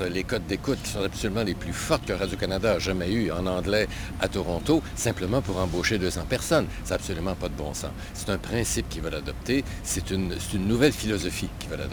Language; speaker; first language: French; native; French